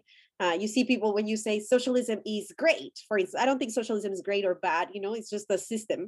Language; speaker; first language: English; non-native, fluent; Spanish